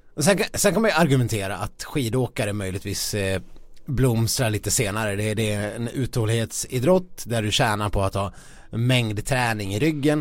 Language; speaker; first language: Swedish; native; Swedish